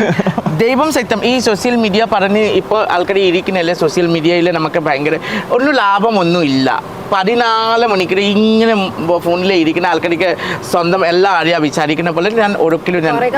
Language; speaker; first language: Malayalam; non-native, learner; Assamese